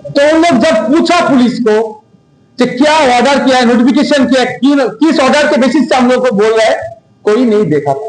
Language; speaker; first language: Hindi; non-native, local second language; Bangla